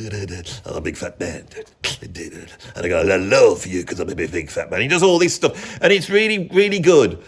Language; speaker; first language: English; native; English